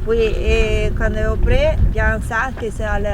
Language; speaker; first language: French; non-native, learner; Italian